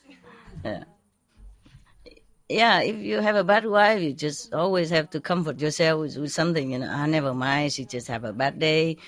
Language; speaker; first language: English; non-native, fluent; Vietnamese